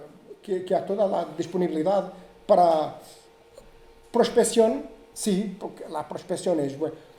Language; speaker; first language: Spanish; non-native, learner; Portuguese